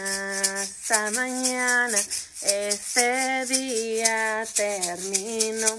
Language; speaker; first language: Spanish; early bilingual, heritage; Spanish